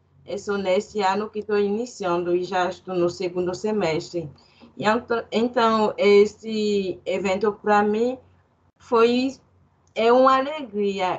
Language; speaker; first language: Portuguese; non-native, fluent; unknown